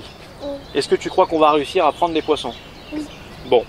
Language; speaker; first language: French; native; French